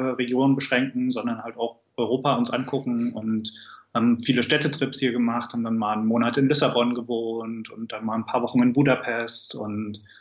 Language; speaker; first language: German; native; German